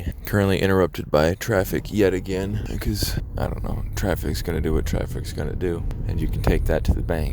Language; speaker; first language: English; native; English